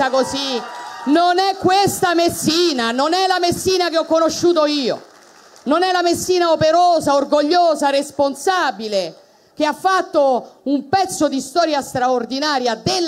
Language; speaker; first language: Italian; native; Italian